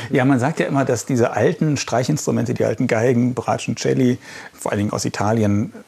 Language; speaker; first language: German; native; German